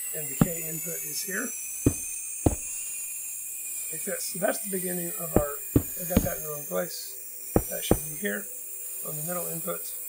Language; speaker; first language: English; native; English